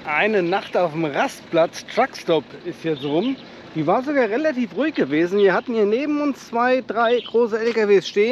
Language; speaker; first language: German; native; German